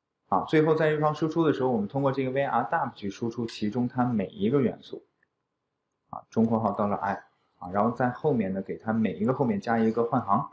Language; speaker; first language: Chinese; native; Chinese